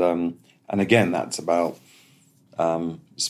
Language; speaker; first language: English; native; English